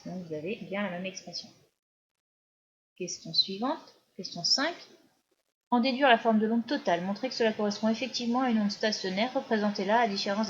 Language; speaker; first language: French; native; French